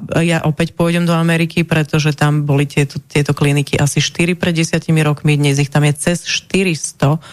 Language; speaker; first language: Slovak; native; Slovak